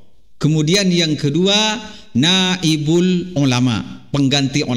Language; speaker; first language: Indonesian; native; Indonesian